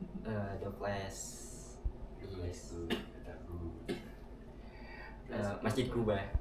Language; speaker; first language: English; non-native, learner; Indonesian